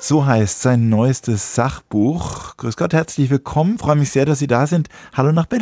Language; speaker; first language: German; native; German